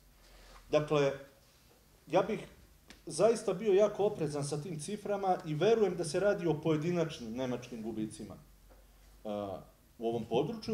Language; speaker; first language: Serbian; native; Serbian